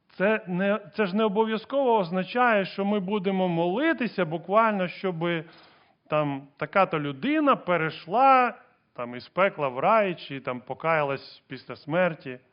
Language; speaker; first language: Ukrainian; non-native, local second language; Russian